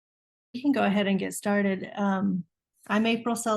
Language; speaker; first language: English; native; English